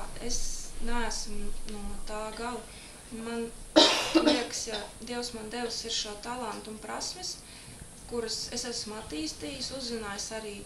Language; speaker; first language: Latvian; native; Latvian